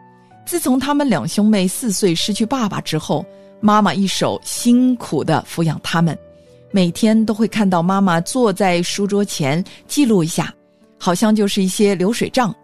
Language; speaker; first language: Chinese; native; Chinese